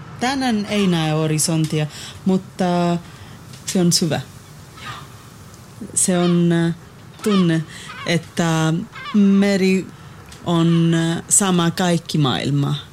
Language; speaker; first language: Finnish; non-native, learner; Italian